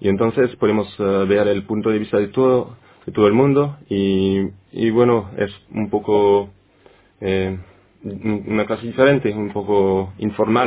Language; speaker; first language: Spanish; non-native, fluent; French